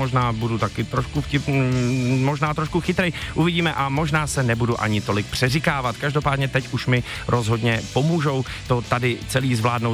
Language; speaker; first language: Czech; native; Czech